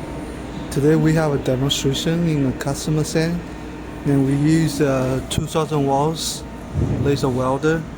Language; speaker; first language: English; non-native, learner; Chinese